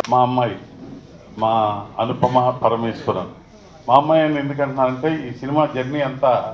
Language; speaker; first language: Telugu; native; Telugu